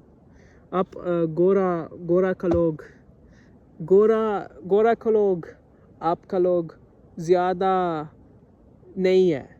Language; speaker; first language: Hindi; non-native, learner; English